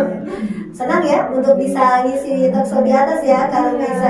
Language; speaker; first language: Indonesian; native; Indonesian